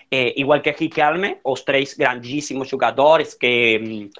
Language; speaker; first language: Portuguese; non-native, learner; Spanish